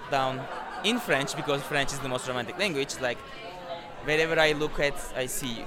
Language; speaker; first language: English; non-native, fluent; Turkish